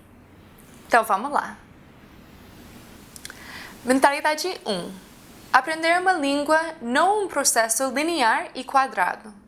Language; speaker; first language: Portuguese; non-native, fluent; English